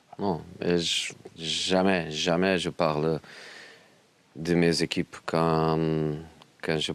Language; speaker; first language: French; non-native, learner; Portuguese